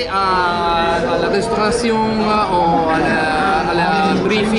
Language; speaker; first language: French; non-native, learner; Italian